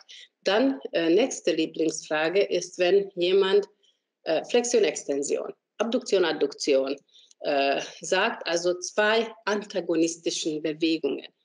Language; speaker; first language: German; non-native, fluent; Hungarian